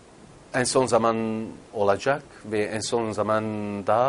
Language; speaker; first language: Turkish; non-native, fluent; Italian